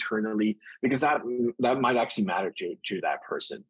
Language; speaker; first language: English; non-native, fluent; Dutch